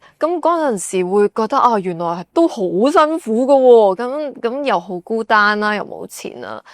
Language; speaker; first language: Cantonese; native; Cantonese